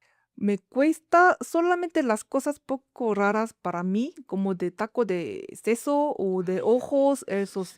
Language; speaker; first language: Spanish; non-native, fluent; Korean